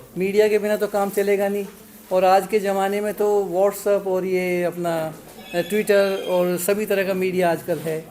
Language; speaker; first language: Hindi; native; Hindi